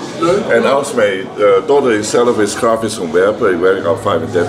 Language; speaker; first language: Dutch; non-native, learner; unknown